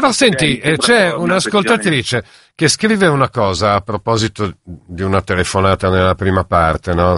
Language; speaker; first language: Italian; native; Italian